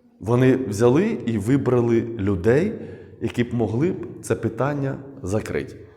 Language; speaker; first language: Ukrainian; non-native, local second language; Russian